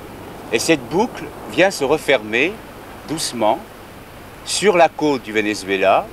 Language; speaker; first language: French; native; French